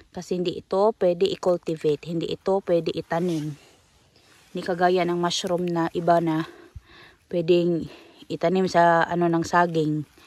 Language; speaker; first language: Filipino; non-native, local second language; Cebuano